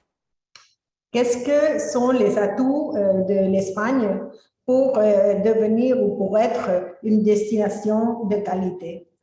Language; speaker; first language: French; non-native, fluent; Spanish